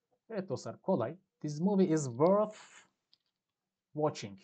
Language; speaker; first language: English; non-native, fluent; Turkish